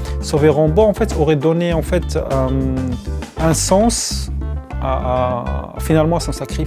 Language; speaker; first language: French; non-native, local second language; Arabic